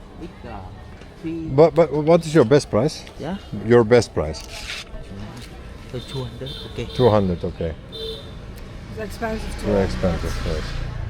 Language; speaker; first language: English; non-native, learner; Turkish